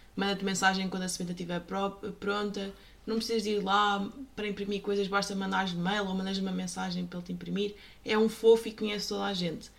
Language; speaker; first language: Portuguese; native; Portuguese